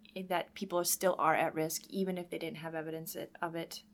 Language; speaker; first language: English; native; English